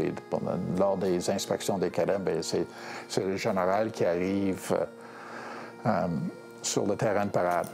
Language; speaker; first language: French; non-native, local second language; English